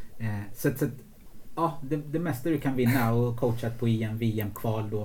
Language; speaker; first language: Swedish; early bilingual, other home language; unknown